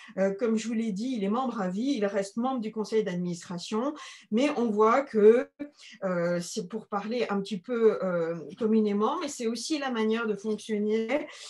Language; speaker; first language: French; native; French